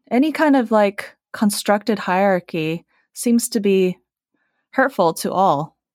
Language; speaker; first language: English; early bilingual, other home language; Chinese